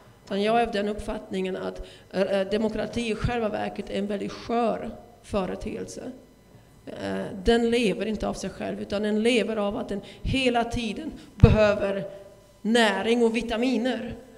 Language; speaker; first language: Swedish; non-native, fluent; German